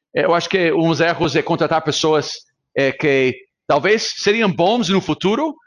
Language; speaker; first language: Portuguese; non-native, fluent; English